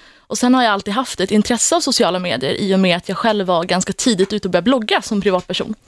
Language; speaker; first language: Swedish; native; Swedish